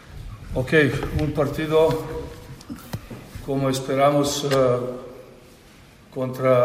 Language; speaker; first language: Spanish; non-native, learner; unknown